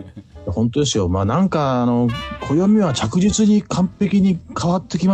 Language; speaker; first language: Japanese; native; Japanese